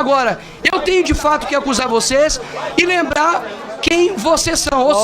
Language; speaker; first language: Portuguese; native; Portuguese